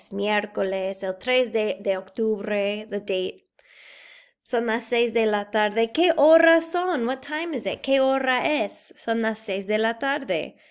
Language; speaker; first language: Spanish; non-native, fluent; English